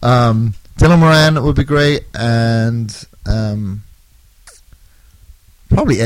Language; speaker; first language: English; native; English